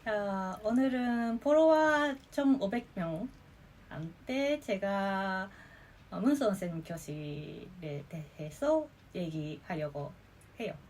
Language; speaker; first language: Korean; non-native, fluent; Japanese